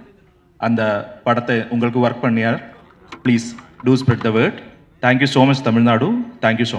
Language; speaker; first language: Tamil; non-native, learner; Malayalam